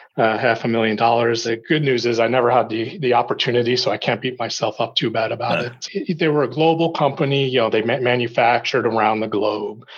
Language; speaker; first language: English; native; English